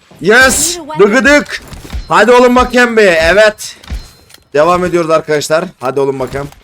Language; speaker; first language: Turkish; native; Turkish